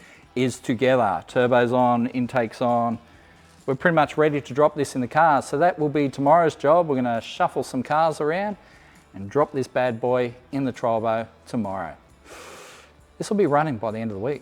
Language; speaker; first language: English; native; English